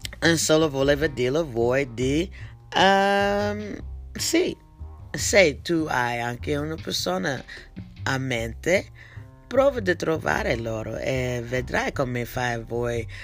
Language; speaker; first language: Italian; non-native, learner; English